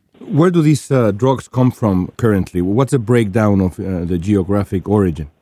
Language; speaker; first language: English; non-native, fluent; Spanish